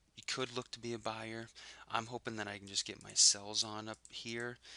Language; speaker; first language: English; native; English